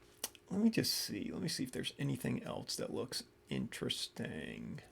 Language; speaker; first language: English; native; English